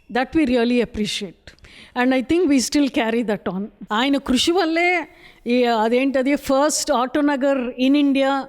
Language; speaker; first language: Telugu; native; Telugu